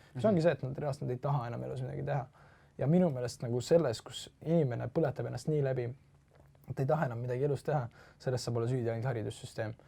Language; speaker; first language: Estonian; non-native, local second language; Russian